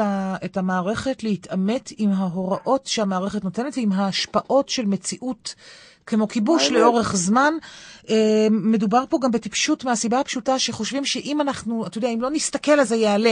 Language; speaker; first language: Hebrew; native; Hebrew